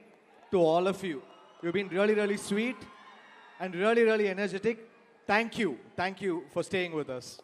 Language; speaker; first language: Tamil; native; Tamil